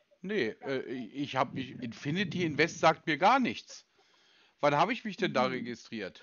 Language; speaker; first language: German; native; German